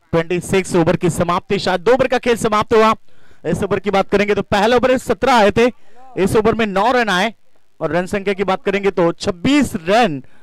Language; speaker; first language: Hindi; non-native, local second language; Marathi